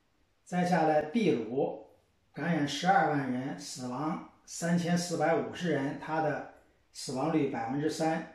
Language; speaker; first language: Chinese; native; Chinese